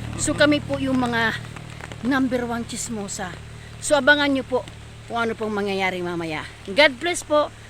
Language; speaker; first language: Filipino; non-native, local second language; Cebuano